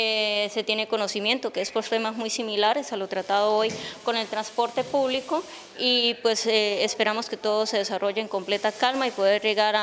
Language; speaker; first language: Spanish; native; Spanish